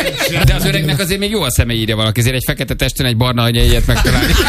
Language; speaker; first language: Hungarian; native; Hungarian